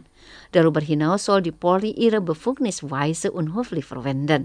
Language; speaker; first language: German; non-native, fluent; Indonesian